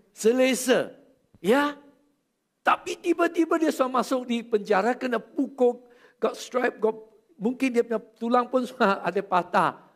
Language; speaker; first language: Malay; non-native, local second language; Chinese